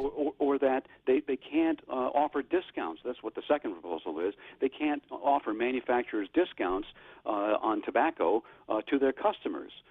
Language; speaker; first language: English; native; English